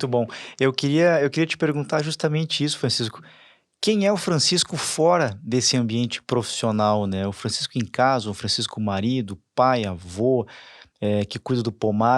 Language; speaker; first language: Portuguese; native; Portuguese